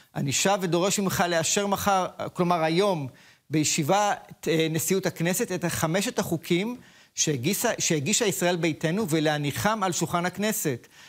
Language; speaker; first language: Hebrew; native; Hebrew